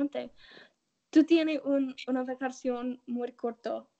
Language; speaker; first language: Spanish; non-native, learner; English